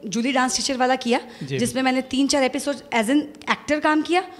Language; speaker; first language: Hindi; native; Hindi